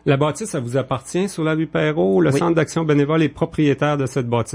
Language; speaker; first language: French; native; French